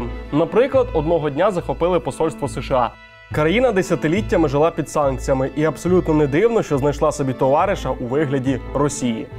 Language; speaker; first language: Ukrainian; native; Ukrainian